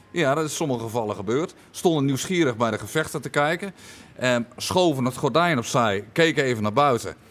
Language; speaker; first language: Dutch; native; Dutch